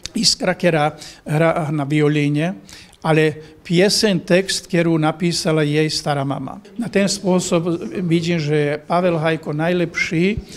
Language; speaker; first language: Slovak; native; Slovak